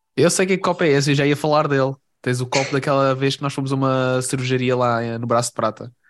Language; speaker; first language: Portuguese; native; Portuguese